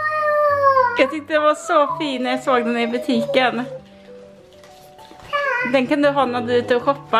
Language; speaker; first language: Swedish; native; Swedish